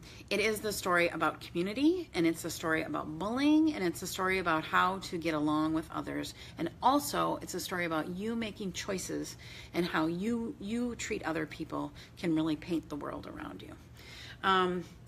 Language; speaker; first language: English; native; English